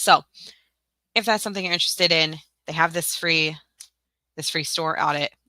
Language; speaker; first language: English; native; English